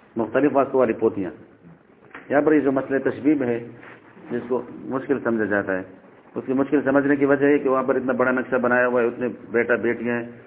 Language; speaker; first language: Urdu; non-native, local second language; Northern Hindko